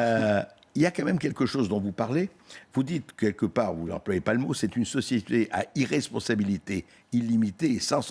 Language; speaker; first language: French; native; French